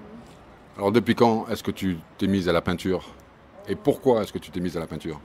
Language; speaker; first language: French; native; French